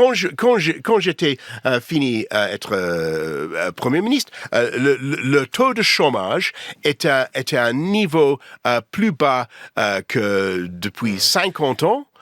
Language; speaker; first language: French; non-native, learner; English